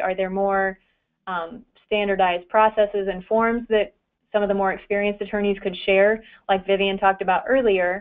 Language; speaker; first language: English; native; English